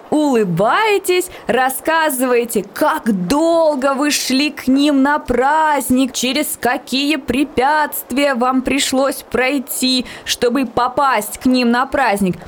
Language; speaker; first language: Russian; native; Russian